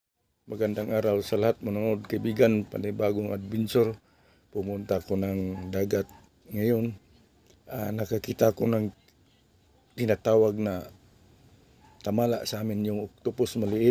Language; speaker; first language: Filipino; non-native, local second language; Cebuano